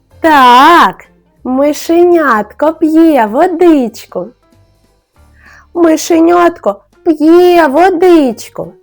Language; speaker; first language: Ukrainian; native; Ukrainian